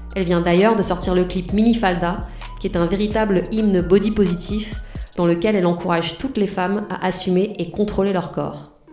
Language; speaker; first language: French; native; French